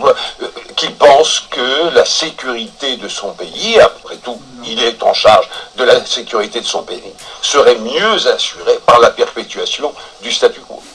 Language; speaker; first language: French; native; French